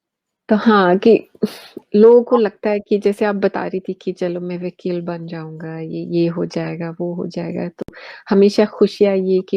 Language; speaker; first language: Hindi; early bilingual, heritage; Hindi